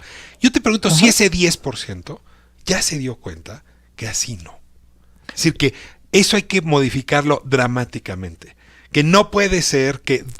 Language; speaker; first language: Spanish; native; Spanish